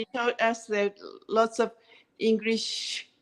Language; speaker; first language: English; non-native, learner; Japanese